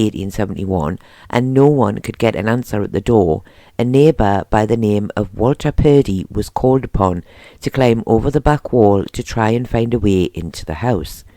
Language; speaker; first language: English; native; English